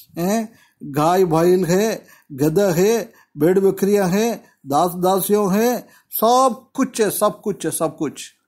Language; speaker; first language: Hindi; non-native, local second language; Malayalam